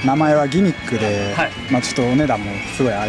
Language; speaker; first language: Japanese; native; Japanese